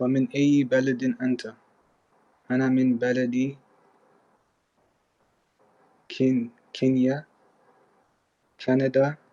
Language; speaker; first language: Arabic; non-native, learner; English